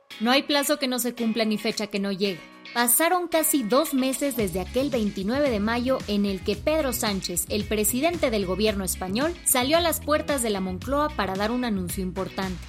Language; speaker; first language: Spanish; native; Spanish